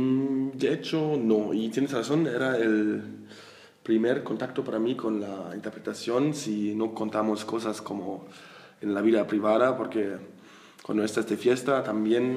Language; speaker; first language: Spanish; non-native, fluent; German